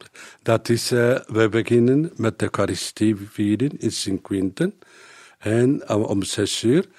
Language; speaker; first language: Dutch; non-native, learner; Spanish